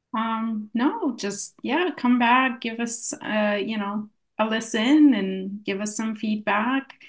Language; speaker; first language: English; non-native, fluent; Polish